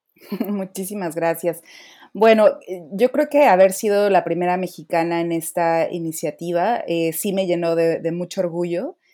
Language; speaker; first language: Spanish; native; Spanish